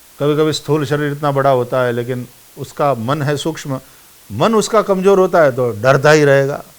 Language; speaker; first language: Hindi; non-native, local second language; Gujarati